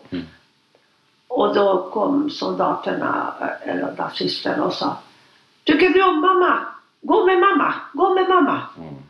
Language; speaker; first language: Swedish; non-native, fluent; Hungarian